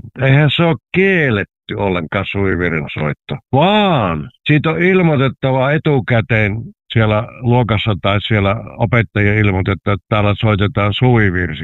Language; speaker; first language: Finnish; native; Finnish